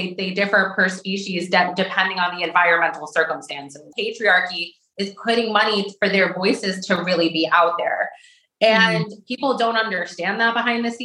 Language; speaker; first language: English; native; English